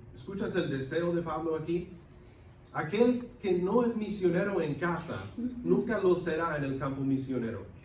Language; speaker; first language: Spanish; non-native, local second language; English